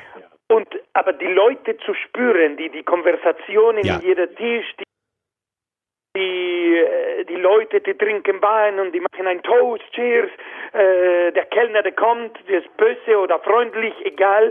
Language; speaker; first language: German; non-native, learner; Spanish